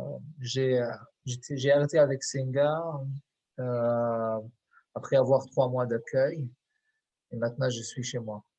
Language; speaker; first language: French; non-native, fluent; Arabic